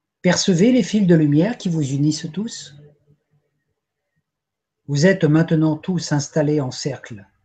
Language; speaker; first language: French; native; French